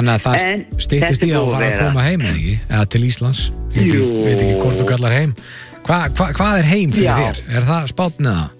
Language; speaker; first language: Icelandic; native; Icelandic